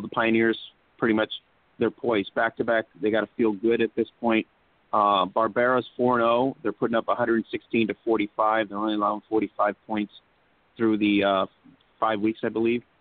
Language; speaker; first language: English; early bilingual, other home language; Spanish